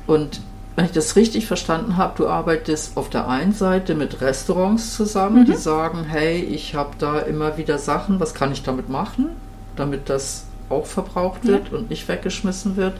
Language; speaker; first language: German; native; German